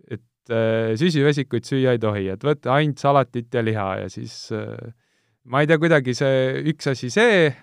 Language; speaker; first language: Estonian; native; Estonian